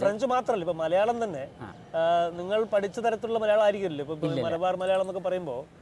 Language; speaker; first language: Malayalam; native; Malayalam